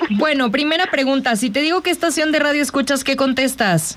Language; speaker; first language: Spanish; native; Spanish